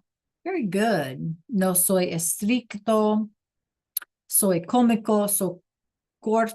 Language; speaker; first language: Spanish; non-native, learner; English